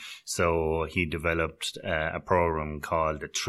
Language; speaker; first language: English; native; English